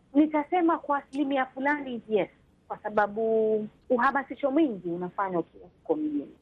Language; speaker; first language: Swahili; native; Swahili